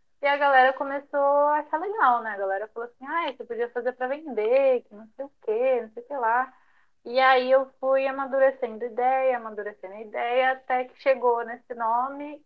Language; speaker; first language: Portuguese; early bilingual, other home language; Japanese